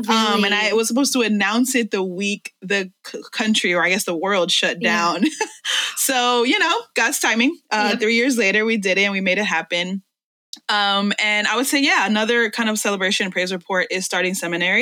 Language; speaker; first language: English; early bilingual, other home language; Spanish